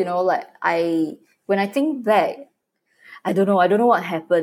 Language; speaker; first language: English; native; English